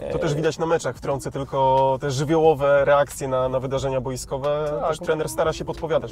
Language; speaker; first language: Polish; native; Polish